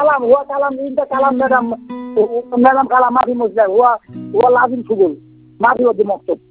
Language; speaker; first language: Arabic; non-native, learner; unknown